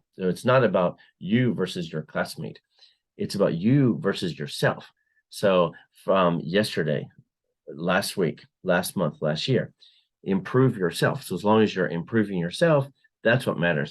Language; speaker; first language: English; non-native, fluent; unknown